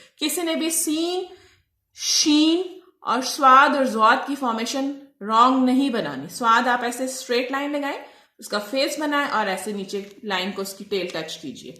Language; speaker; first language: Urdu; non-native, local second language; Punjabi